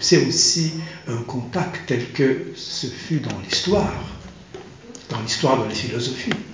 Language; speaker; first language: French; non-native, fluent; Turkish